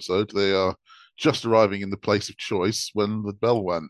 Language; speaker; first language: English; native; English